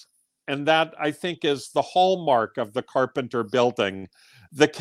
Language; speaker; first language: English; native; English